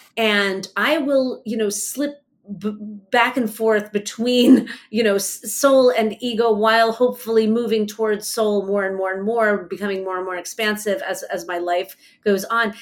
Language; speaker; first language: English; early bilingual, other home language; Persian